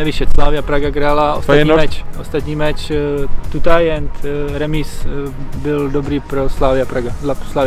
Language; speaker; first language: Polish; non-native, learner; Czech